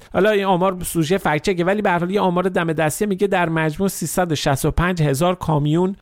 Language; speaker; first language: Persian; native; Persian